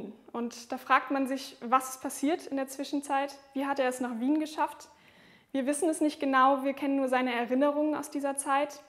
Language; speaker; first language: German; native; German